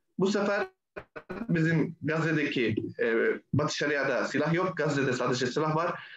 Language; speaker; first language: Turkish; non-native, fluent; Arabic